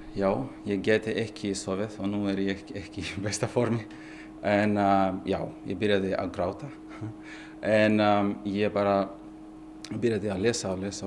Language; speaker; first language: Icelandic; non-native, learner; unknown